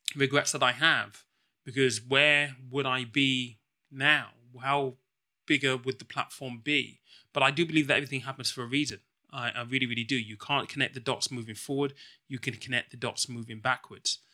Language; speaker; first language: English; native; English